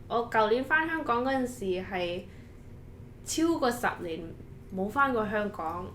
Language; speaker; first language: Cantonese; early bilingual, heritage; Cantonese